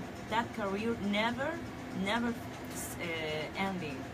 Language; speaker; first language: English; non-native, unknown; Spanish